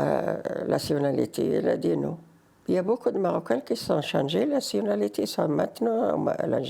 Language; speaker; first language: French; non-native, learner; Riffian